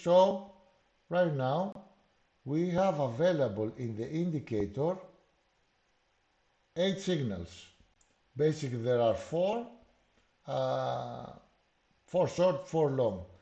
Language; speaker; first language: English; non-native, fluent; Greek